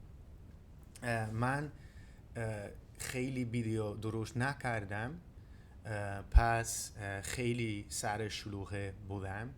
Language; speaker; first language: Persian; non-native, learner; Dutch